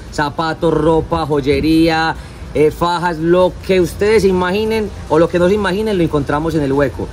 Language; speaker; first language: Spanish; native; Spanish